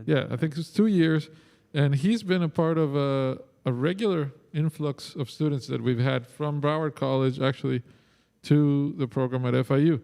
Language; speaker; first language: English; non-native, fluent; Spanish